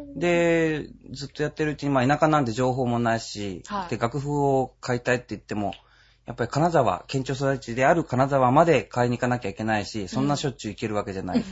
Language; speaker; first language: Japanese; native; Japanese